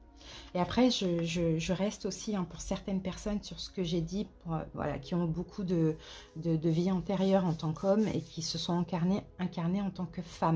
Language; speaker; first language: French; native; French